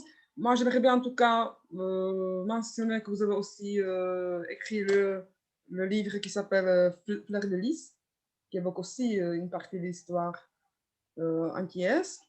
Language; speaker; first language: French; non-native, fluent; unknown